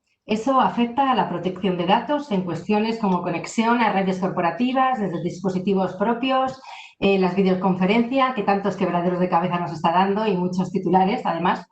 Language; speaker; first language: Spanish; native; Spanish